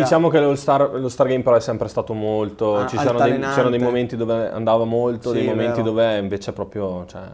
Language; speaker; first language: Italian; native; Italian